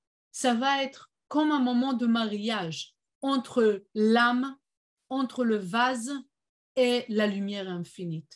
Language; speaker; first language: French; non-native, fluent; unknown